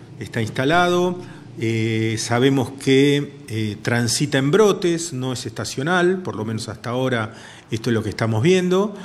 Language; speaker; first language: Spanish; native; Spanish